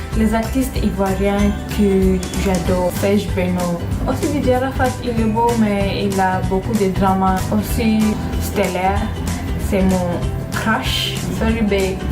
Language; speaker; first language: French; non-native, learner; Swahili